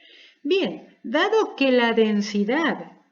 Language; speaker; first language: Spanish; native; Spanish